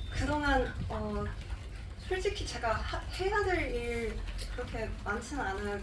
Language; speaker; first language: Korean; non-native, fluent; Cantonese